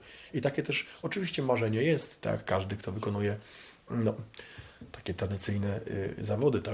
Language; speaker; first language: Polish; native; Polish